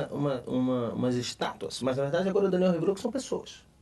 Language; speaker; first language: Portuguese; native; Portuguese